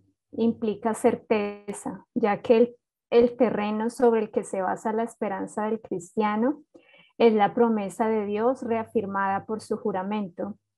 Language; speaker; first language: Spanish; native; Spanish